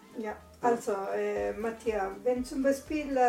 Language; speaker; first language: German; non-native, learner; Italian